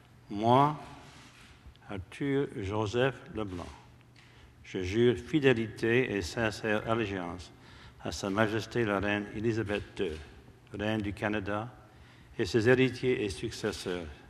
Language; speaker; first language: French; early bilingual, heritage; French